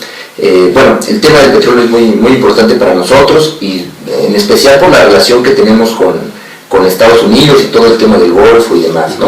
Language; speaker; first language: Spanish; native; Spanish